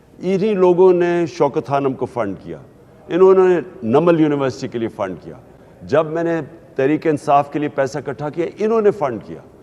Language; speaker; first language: Urdu; native; Urdu